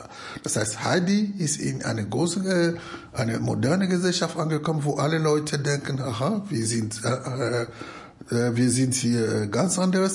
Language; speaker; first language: German; non-native, fluent; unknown